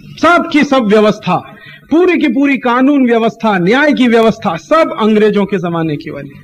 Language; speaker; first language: Hindi; native; Hindi